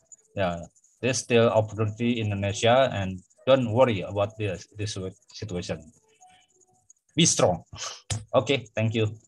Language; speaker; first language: English; non-native, fluent; Indonesian